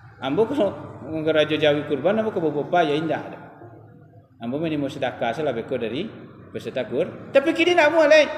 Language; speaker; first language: Malay; non-native, local second language; Minangkabau